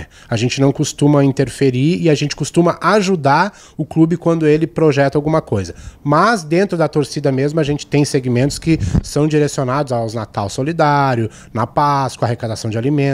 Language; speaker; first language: Portuguese; native; Portuguese